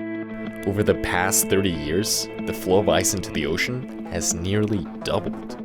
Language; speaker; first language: English; native; English